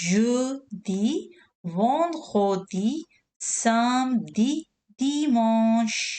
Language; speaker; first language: French; non-native, learner; Urdu